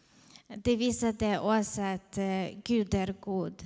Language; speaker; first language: Swedish; non-native, fluent; Ukrainian